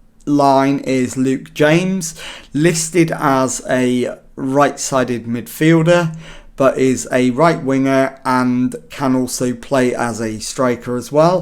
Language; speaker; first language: English; native; English